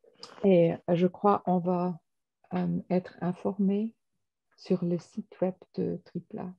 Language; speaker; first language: French; non-native, fluent; German